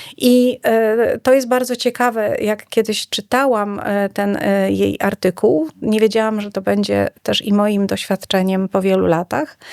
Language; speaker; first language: Polish; native; Polish